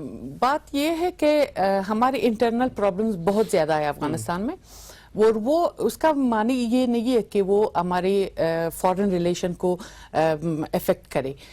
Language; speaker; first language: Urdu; non-native, learner; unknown